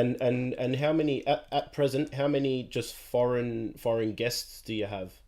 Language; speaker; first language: English; native; English